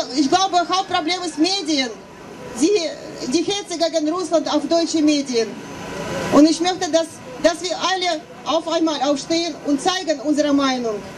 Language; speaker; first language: German; non-native, fluent; Russian